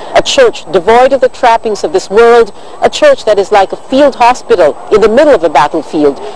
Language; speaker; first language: English; non-native, local second language; Filipino